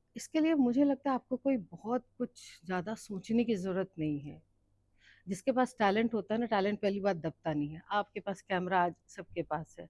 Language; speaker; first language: Hindi; native; Hindi